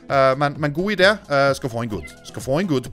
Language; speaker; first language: Norwegian; native; Norwegian